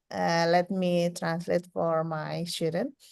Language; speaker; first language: English; non-native, fluent; Indonesian